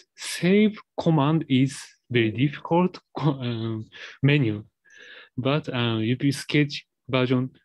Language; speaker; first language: English; non-native, learner; Japanese